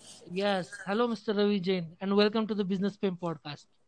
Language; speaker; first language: English; non-native, local second language; Hindi